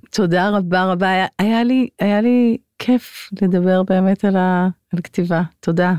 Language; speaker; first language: Hebrew; native; Hebrew